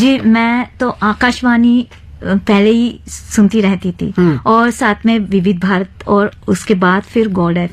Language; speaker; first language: Hindi; non-native, fluent; Sinhala